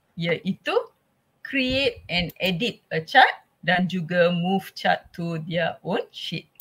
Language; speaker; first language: Malay; non-native, local second language; Tamil